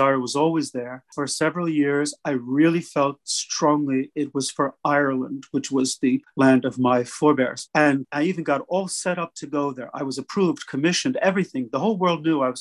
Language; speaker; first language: English; native; English